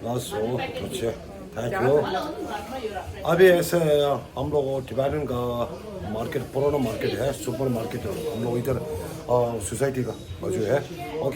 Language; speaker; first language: Hindi; non-native, local second language; Tibetan